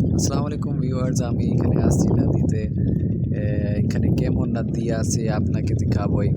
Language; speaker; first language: Bangla; non-native, learner; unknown